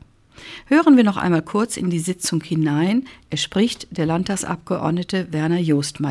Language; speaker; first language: German; native; German